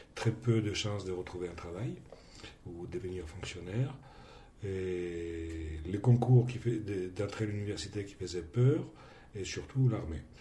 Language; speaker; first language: French; non-native, fluent; Greek